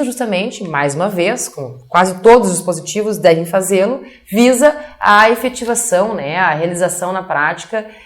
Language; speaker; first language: Portuguese; native; Portuguese